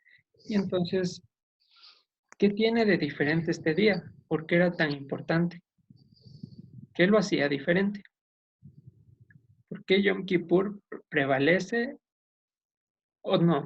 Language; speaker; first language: Spanish; native; Spanish